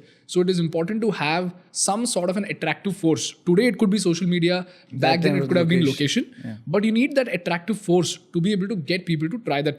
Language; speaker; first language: English; non-native, local second language; Hindi